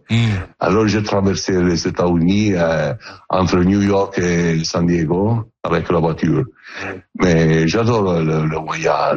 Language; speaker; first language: French; non-native, learner; Italian